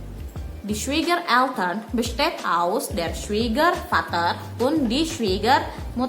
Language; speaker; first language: German; non-native, learner; Indonesian